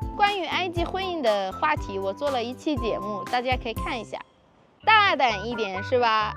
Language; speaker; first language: Chinese; non-native, fluent; Arabic